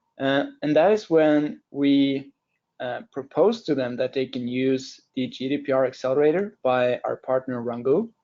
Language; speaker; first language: English; non-native, fluent; Norwegian